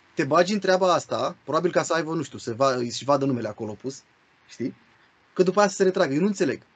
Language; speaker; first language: Romanian; native; Romanian